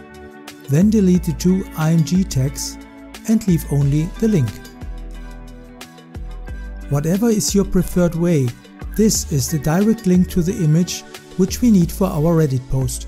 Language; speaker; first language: English; non-native, fluent; German